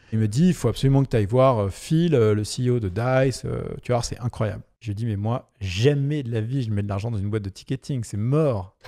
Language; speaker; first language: French; native; French